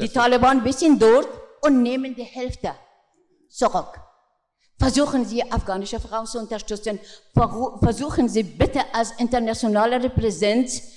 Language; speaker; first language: German; non-native, fluent; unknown